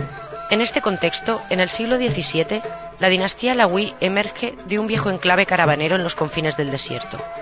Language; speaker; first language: Spanish; native; Spanish